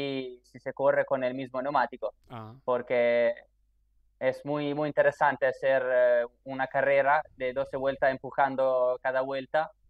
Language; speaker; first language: Spanish; non-native, fluent; Italian